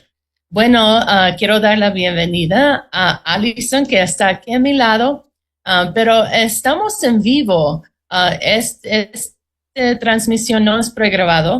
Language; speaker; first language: Spanish; non-native, fluent; English